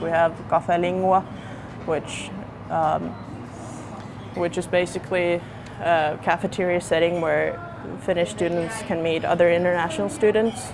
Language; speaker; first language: English; non-native, fluent; Finnish